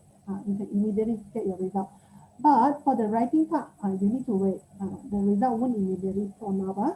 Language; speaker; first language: English; non-native, local second language; Chinese